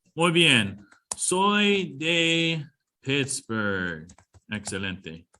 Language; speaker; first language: Spanish; non-native, fluent; English